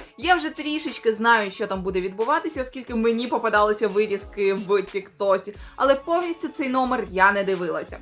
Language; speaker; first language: Ukrainian; non-native, local second language; Russian